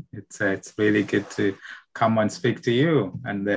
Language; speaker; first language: English; non-native, local second language; Nyanja